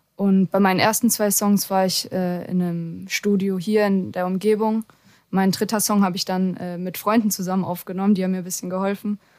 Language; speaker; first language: German; native; German